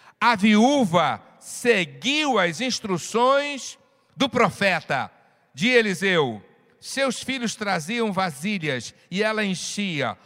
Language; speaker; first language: Portuguese; native; Portuguese